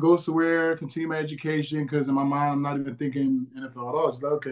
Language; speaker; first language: English; native; English